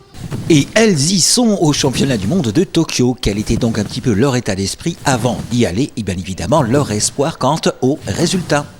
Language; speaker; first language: French; native; French